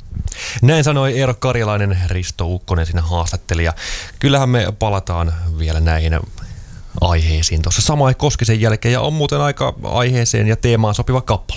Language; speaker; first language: Finnish; native; Finnish